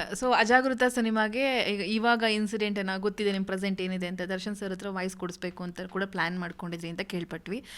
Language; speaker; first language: Kannada; native; Kannada